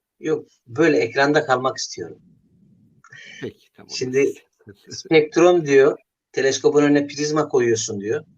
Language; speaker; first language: Turkish; native; Turkish